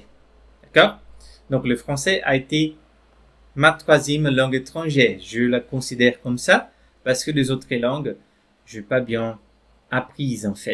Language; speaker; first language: French; non-native, fluent; Portuguese